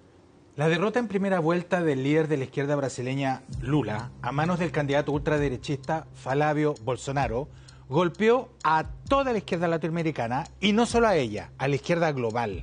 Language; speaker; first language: Spanish; native; Spanish